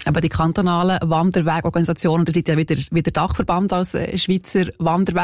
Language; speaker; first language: German; native; German